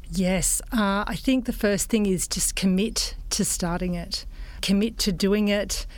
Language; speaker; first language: English; native; English